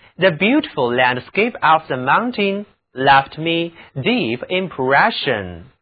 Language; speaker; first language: English; non-native, fluent; Chinese